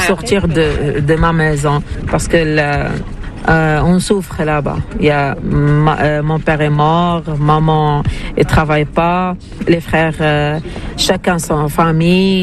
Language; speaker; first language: French; non-native, learner; Arabic